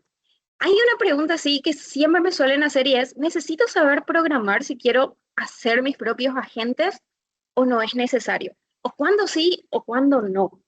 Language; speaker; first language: Spanish; native; Spanish